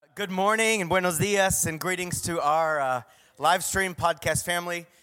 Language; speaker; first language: English; native; English